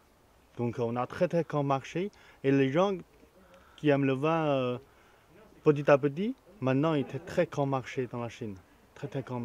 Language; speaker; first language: French; non-native, learner; Chinese